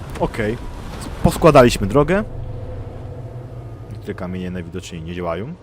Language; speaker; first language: Polish; native; Polish